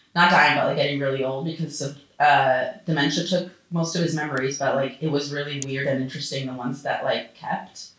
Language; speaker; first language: English; early bilingual, other home language; Russian